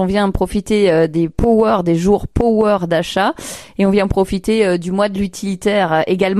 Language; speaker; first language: French; native; French